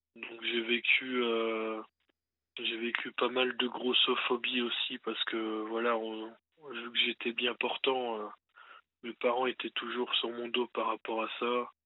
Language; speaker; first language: French; native; French